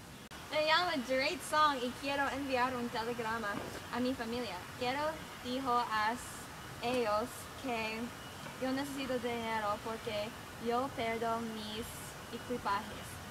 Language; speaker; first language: Spanish; non-native, learner; English